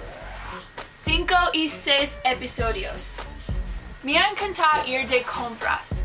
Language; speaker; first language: Spanish; non-native, learner; English